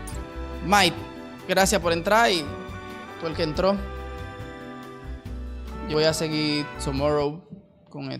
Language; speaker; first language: Spanish; native; Spanish